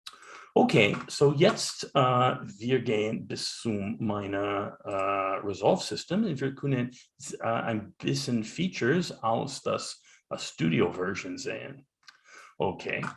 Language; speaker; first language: German; non-native, learner; English